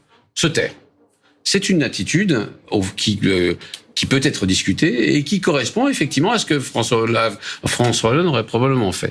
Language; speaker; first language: French; native; French